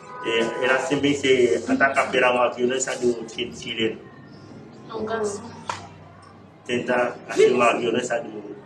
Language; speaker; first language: Portuguese; non-native, learner; Haitian Creole